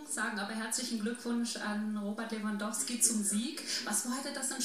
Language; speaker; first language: German; native; German